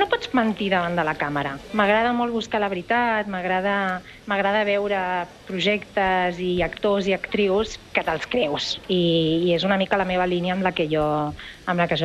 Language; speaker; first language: Catalan; native; Catalan